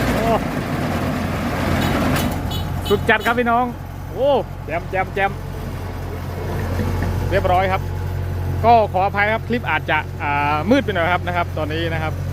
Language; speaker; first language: Thai; non-native, local second language; Northern Khmer